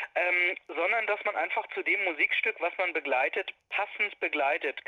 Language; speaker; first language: German; native; German